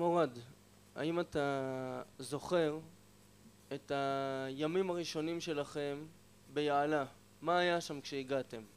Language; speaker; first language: Hebrew; native; Hebrew